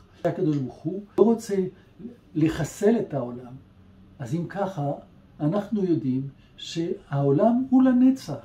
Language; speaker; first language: Hebrew; non-native, fluent; French